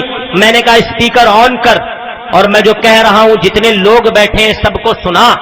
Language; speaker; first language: Urdu; native; Urdu